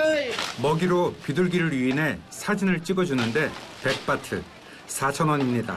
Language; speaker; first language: Korean; native; Korean